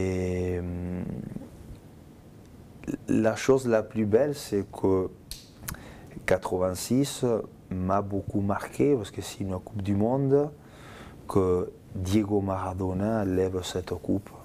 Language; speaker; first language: French; non-native, fluent; Spanish